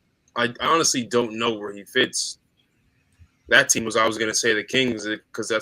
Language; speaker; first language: English; native; English